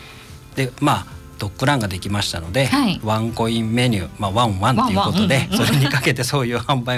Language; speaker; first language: Japanese; native; Japanese